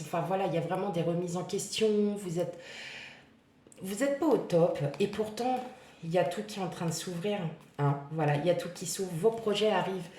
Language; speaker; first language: French; native; French